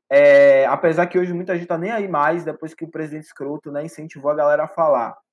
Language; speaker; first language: Portuguese; native; Portuguese